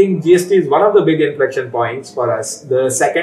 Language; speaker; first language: English; non-native, local second language; Hindi